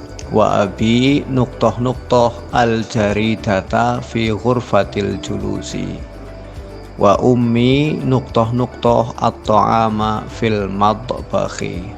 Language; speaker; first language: Arabic; non-native, fluent; Indonesian